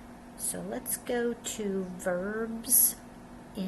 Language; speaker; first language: English; native; English